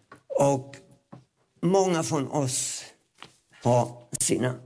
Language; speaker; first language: Swedish; non-native, fluent; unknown